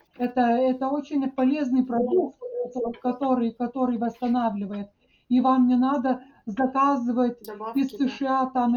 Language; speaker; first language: Russian; non-native, fluent; Lithuanian